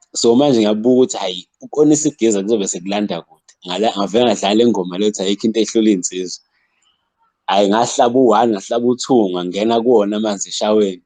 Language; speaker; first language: Zulu; native; Zulu